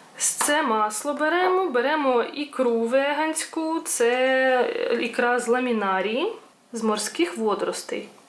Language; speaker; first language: Ukrainian; non-native, local second language; Russian